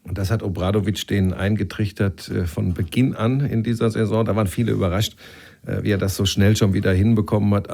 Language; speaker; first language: German; native; German